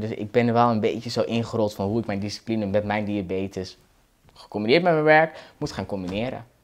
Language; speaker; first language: Dutch; native; Dutch